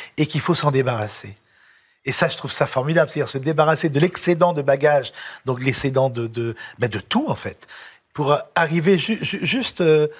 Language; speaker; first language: French; native; French